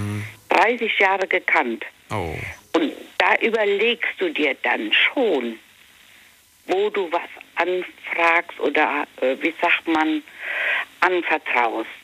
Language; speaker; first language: German; native; German